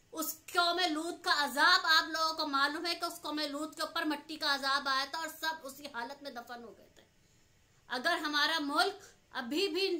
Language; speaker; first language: Urdu; native; Urdu